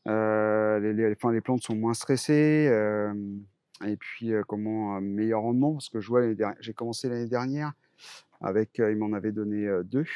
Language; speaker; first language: French; native; French